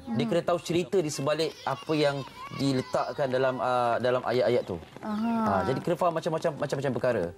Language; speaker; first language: Malay; native; Malay